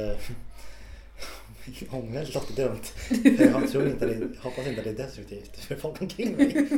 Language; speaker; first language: Swedish; native; Swedish